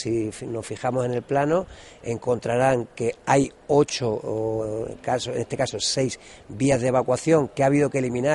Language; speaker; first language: Spanish; native; Spanish